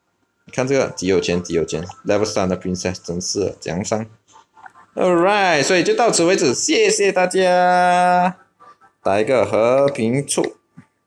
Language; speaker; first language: Chinese; native; Chinese